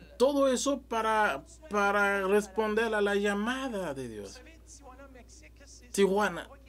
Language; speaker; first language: Spanish; non-native, learner; French